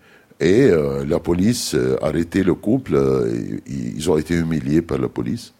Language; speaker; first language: French; non-native, fluent; Arabic